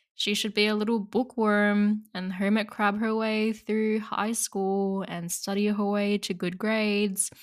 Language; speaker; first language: English; non-native, local second language; Vietnamese